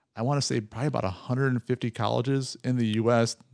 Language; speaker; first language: English; native; English